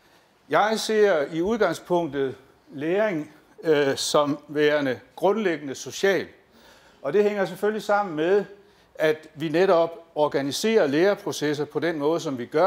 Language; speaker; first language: Danish; native; Danish